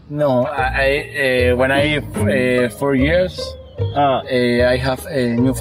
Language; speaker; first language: English; non-native, learner; Spanish